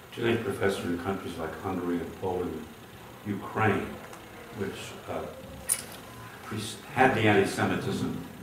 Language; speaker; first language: English; early bilingual, other home language; Hungarian